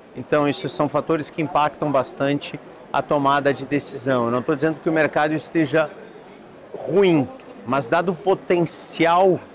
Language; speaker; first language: Portuguese; native; Portuguese